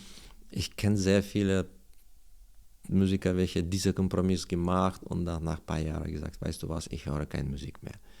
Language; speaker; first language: German; non-native, learner; Russian